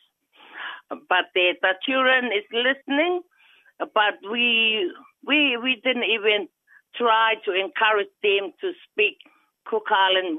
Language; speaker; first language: English; non-native, fluent; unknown